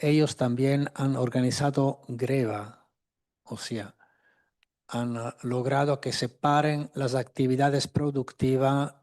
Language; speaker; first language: Spanish; non-native, fluent; Italian